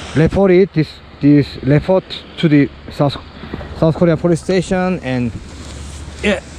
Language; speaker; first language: English; non-native, learner; Korean